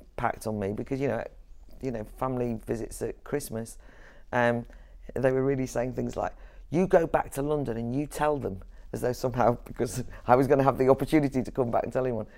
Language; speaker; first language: English; native; English